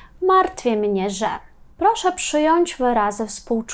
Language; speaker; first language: Polish; non-native, fluent; Ukrainian